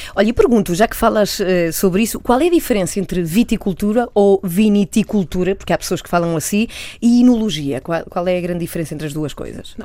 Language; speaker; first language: Portuguese; native; Portuguese